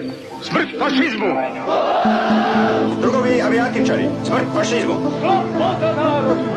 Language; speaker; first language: Bosnian; native; Bosnian